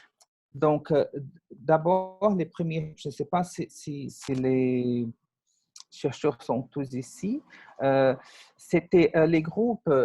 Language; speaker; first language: French; non-native, fluent; Portuguese